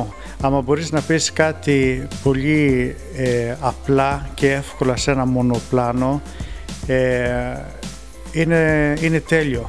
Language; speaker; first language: Greek; early bilingual, heritage; Greek